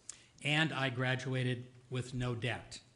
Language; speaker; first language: English; native; English